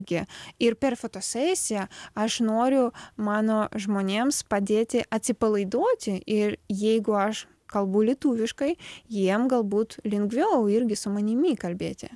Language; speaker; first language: Lithuanian; non-native, learner; Ukrainian